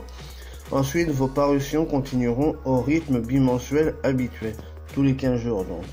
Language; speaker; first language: French; native; French